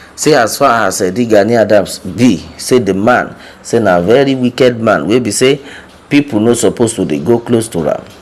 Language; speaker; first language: Nigerian Pidgin; non-native, local second language; Yoruba